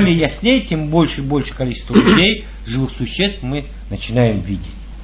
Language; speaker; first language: Russian; native; Russian